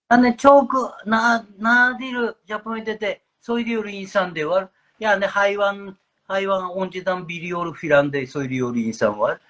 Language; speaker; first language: Turkish; non-native, learner; Japanese